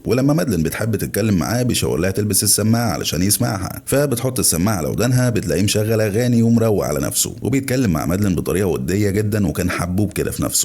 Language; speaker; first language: Arabic; native; Arabic